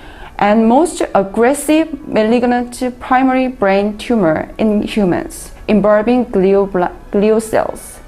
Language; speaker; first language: English; non-native, learner; Korean